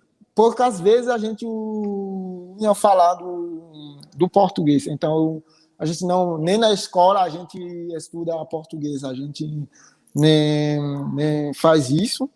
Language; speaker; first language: Portuguese; non-native, fluent; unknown